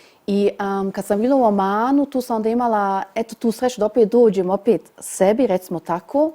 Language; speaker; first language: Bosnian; early bilingual, heritage; Bosnian